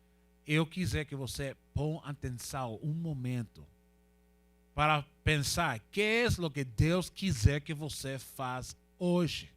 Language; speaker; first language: Portuguese; non-native, learner; Spanish